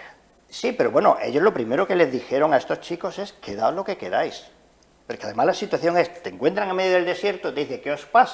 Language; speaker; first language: Spanish; native; Spanish